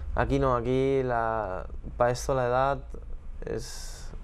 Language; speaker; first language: Spanish; native; Spanish